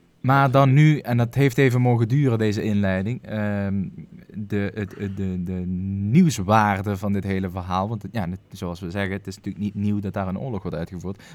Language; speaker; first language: Dutch; native; Dutch